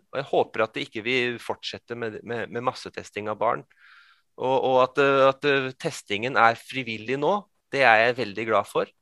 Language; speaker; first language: Norwegian; early bilingual, other home language; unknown